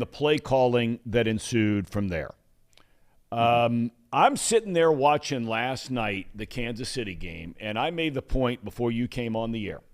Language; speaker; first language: English; native; English